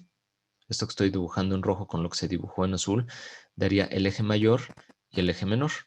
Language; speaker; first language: Spanish; native; Spanish